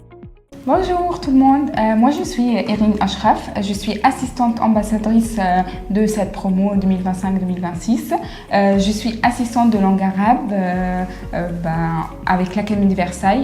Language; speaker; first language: French; non-native, fluent; Arabic